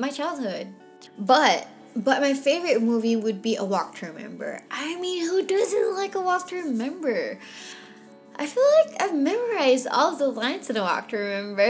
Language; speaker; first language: English; non-native, local second language; Filipino